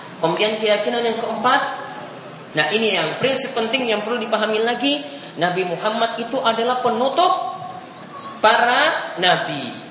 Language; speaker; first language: Indonesian; native; Indonesian